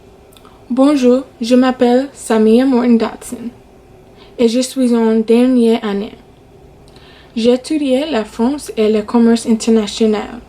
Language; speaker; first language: French; non-native, fluent; English